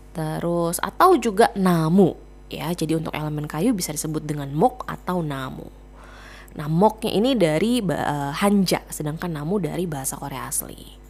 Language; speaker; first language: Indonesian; native; Indonesian